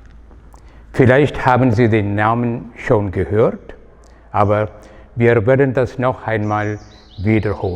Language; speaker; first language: German; non-native, fluent; Malayalam